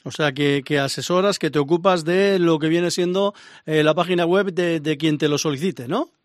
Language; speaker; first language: Spanish; native; Spanish